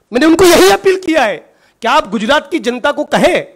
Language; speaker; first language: Hindi; non-native, local second language; Gujarati